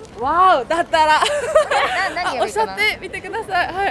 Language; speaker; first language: Japanese; non-native, learner; Korean